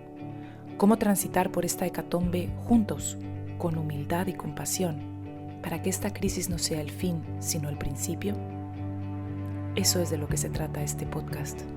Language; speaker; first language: Spanish; native; Spanish